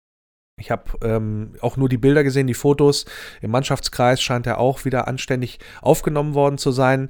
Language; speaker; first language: German; native; German